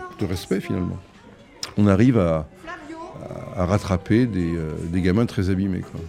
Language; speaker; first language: French; native; French